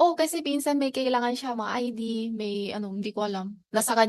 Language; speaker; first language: Filipino; non-native, learner; Chinese